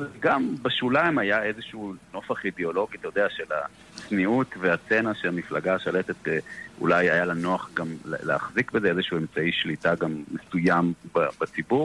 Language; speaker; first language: Hebrew; native; Hebrew